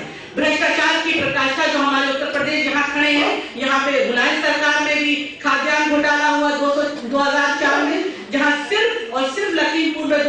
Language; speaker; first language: Hindi; native; Hindi